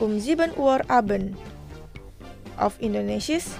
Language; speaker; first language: German; non-native, fluent; Indonesian